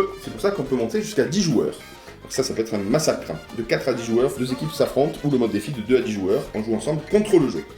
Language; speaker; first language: French; native; French